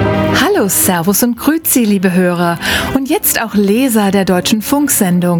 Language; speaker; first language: German; native; German